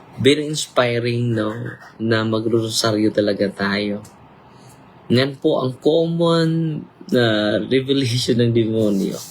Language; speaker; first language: Filipino; non-native, local second language; Cebuano